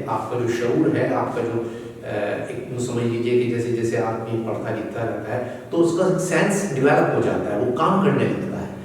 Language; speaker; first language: Hindi; native; Hindi